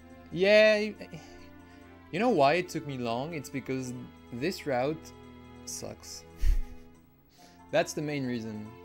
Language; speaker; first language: English; non-native, fluent; French